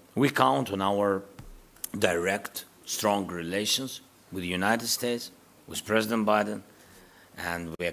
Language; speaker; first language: English; non-native, fluent; Russian